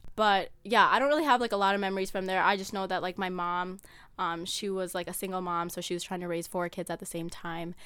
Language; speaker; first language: English; early bilingual, other home language; Amharic